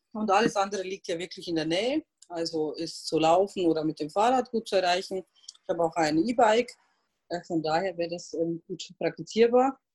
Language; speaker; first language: German; non-native, fluent; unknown